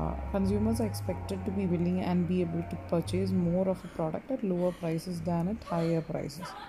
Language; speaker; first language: English; non-native, local second language; Malayalam